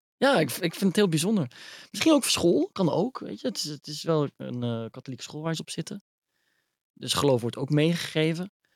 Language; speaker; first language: Dutch; early bilingual, other home language; Arabic